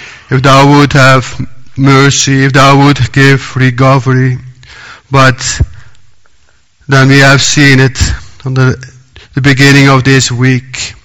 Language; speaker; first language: English; non-native, fluent; Dutch